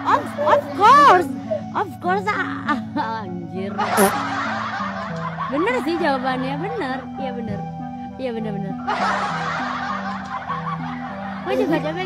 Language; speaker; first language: Indonesian; native; Indonesian